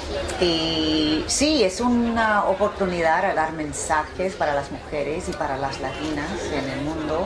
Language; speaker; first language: Spanish; early bilingual, heritage; Spanish